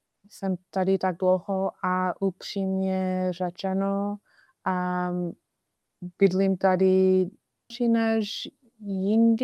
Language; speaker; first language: Czech; non-native, fluent; English